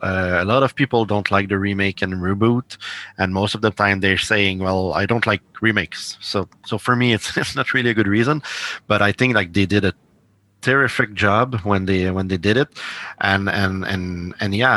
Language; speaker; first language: English; native; English